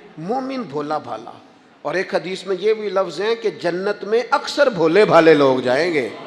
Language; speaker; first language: Urdu; non-native, local second language; Punjabi